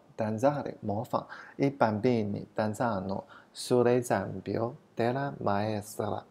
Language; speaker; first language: Italian; non-native, fluent; Chinese